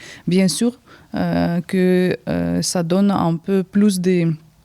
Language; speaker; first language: French; early bilingual, heritage; Ukrainian